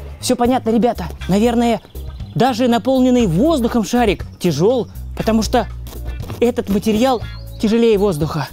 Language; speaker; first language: Russian; native; Russian